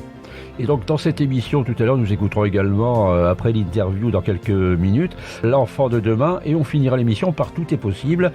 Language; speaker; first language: French; native; French